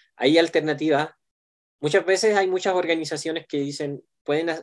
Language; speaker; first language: Spanish; native; Spanish